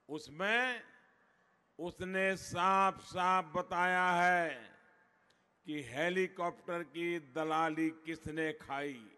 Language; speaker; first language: Hindi; non-native, local second language; Gujarati